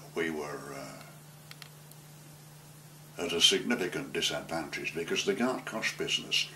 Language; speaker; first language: English; native; English